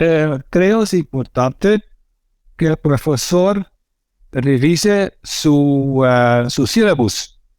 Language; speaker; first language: Spanish; non-native, fluent; Dutch